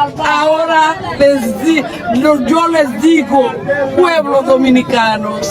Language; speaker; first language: Spanish; non-native, fluent; Haitian Creole